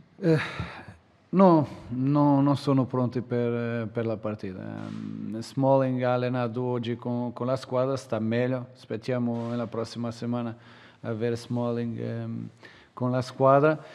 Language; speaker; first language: Italian; non-native, learner; Portuguese